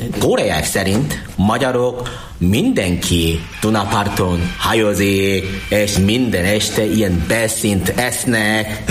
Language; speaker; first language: Hungarian; non-native, learner; Korean